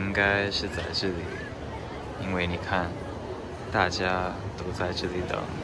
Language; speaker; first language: Chinese; non-native, fluent; Japanese